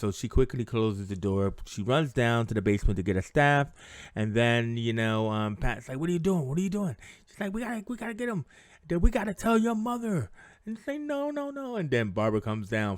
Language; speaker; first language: English; native; English